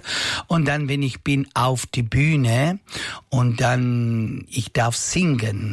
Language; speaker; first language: German; non-native, fluent; Italian